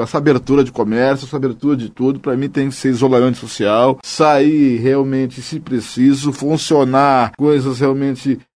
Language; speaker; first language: Portuguese; native; Portuguese